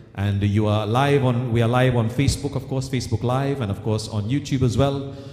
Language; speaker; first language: English; native; English